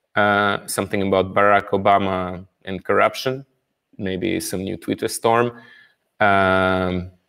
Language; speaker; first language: English; non-native, fluent; Russian